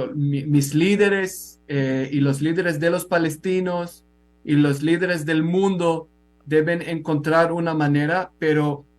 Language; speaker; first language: Spanish; non-native, fluent; Hebrew